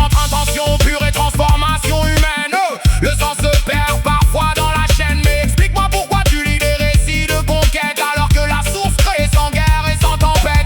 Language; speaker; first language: French; native; French